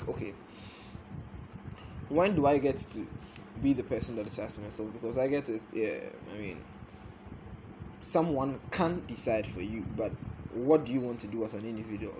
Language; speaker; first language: English; non-native, local second language; Akan